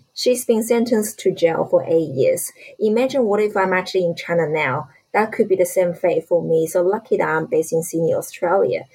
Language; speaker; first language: English; non-native, fluent; Chinese